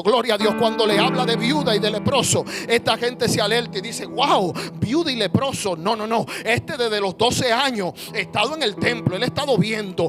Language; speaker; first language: Spanish; native; Spanish